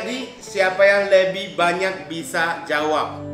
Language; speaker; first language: Indonesian; non-native, fluent; Japanese